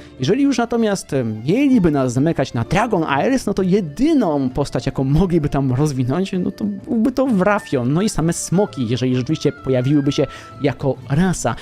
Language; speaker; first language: Polish; native; Polish